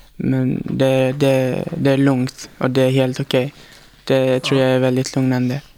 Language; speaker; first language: Swedish; non-native, fluent; Persian